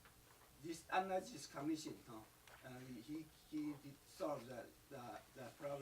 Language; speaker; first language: English; non-native, learner; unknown